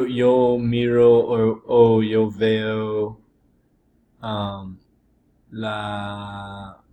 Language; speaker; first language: Spanish; non-native, learner; English